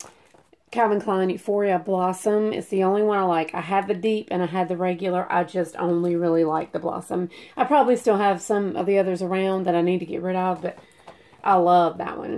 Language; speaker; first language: English; native; English